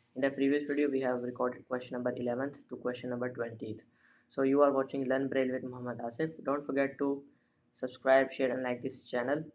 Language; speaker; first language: English; non-native, local second language; Urdu